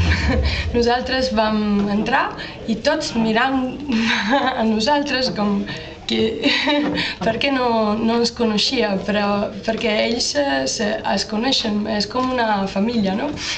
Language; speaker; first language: Catalan; non-native, learner; Italian